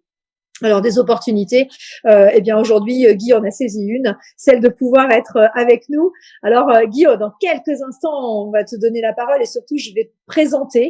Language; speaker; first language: French; native; French